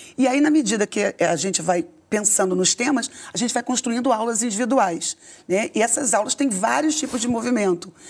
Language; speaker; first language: Portuguese; native; Portuguese